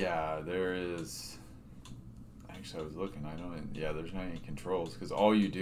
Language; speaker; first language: English; native; English